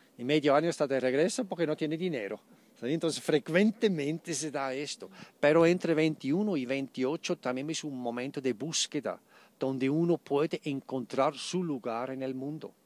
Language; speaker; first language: Spanish; non-native, fluent; German